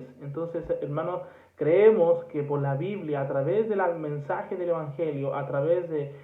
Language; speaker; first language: Spanish; native; Spanish